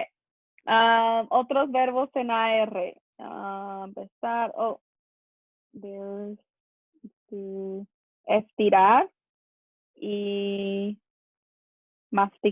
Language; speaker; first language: Spanish; non-native, fluent; English